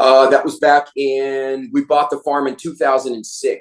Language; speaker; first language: English; native; English